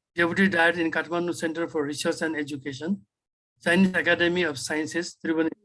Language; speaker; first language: English; non-native, local second language; Nepali